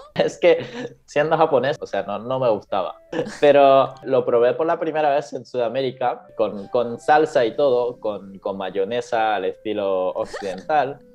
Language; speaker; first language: Spanish; non-native, fluent; Japanese